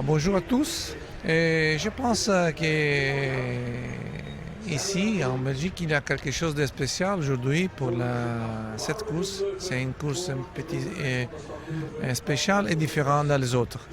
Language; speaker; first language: French; non-native, learner; Italian